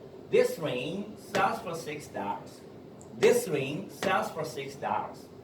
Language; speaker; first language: English; non-native, fluent; Korean